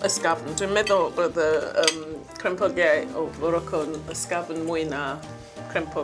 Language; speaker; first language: Welsh; non-native, learner; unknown